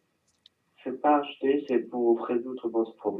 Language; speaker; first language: French; non-native, learner; Chinese